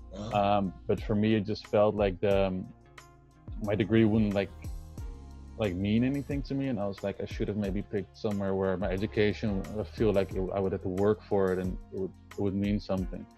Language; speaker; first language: English; non-native, fluent; Dutch